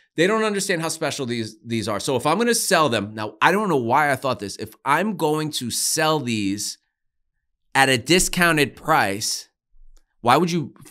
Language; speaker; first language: English; native; English